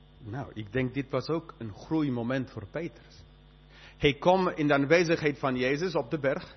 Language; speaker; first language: Dutch; non-native, fluent; English